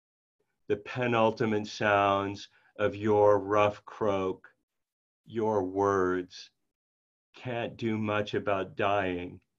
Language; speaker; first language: English; native; English